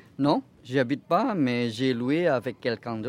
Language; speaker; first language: French; non-native, fluent; Indonesian